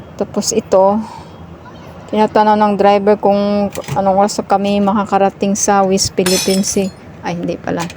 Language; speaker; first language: Filipino; non-native, local second language; Cebuano